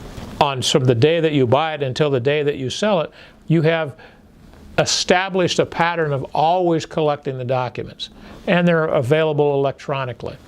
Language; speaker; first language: English; native; English